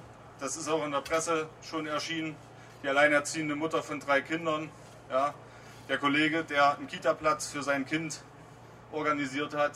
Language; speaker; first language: German; native; German